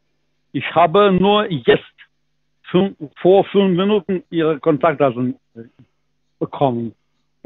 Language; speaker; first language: German; non-native, learner; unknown